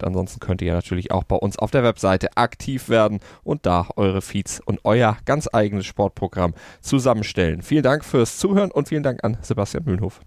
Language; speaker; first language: German; native; German